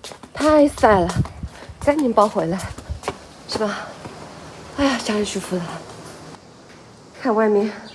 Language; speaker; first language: Chinese; native; Chinese